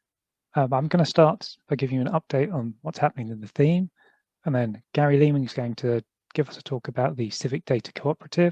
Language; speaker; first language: English; native; English